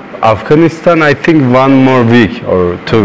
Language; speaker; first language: English; non-native, learner; Turkish